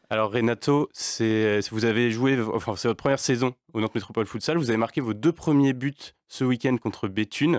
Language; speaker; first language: French; native; French